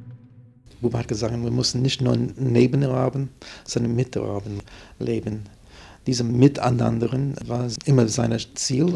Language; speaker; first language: German; non-native, fluent; English